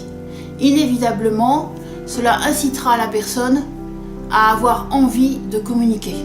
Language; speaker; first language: French; native; French